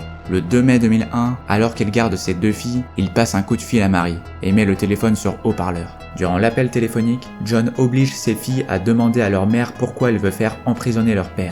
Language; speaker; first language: French; native; French